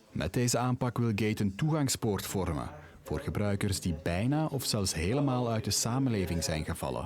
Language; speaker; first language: Dutch; native; Dutch